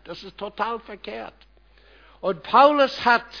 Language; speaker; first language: German; non-native, fluent; English